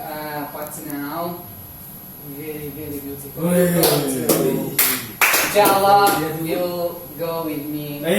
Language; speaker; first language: English; non-native, learner; Indonesian